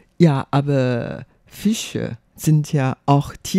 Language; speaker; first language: German; non-native, fluent; Chinese